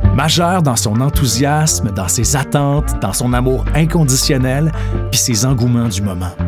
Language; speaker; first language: French; native; French